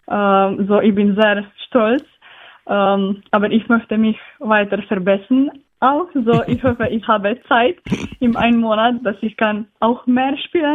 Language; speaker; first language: German; non-native, learner; Slovenian